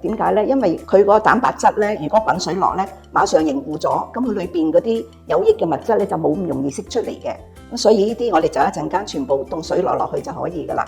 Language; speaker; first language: Cantonese; native; Cantonese